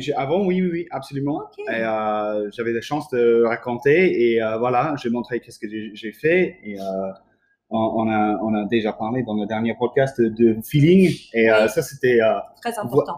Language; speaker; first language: French; non-native, learner; English